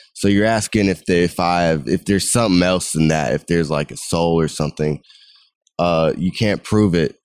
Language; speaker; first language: English; native; English